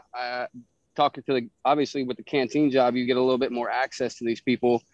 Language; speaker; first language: English; native; English